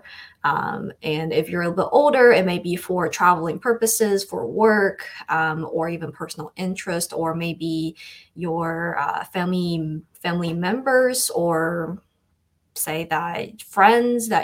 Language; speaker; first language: English; non-native, fluent; Chinese